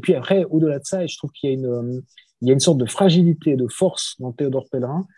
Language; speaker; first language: French; native; French